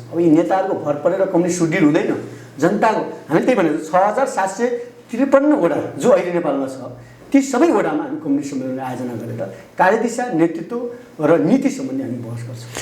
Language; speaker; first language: Nepali; native; Nepali